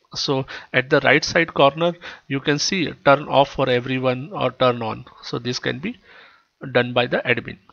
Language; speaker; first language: English; non-native, local second language; Kannada